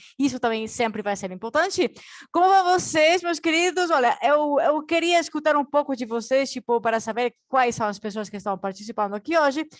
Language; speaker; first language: Portuguese; non-native, fluent; Spanish